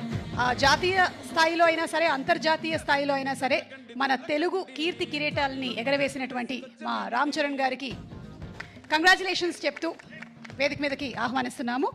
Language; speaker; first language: Telugu; native; Telugu